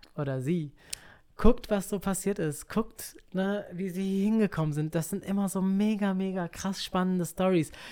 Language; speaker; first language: German; early bilingual, other home language; Turkish